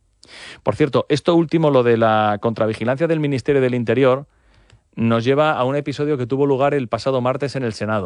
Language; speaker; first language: Spanish; native; Spanish